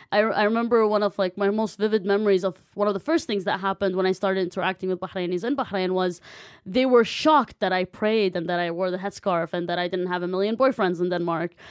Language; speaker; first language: English; non-native, fluent; Arabic